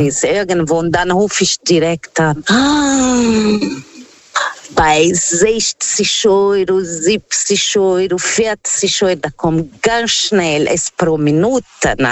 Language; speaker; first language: German; non-native, learner; Portuguese